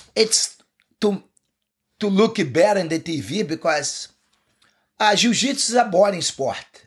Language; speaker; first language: English; non-native, learner; Portuguese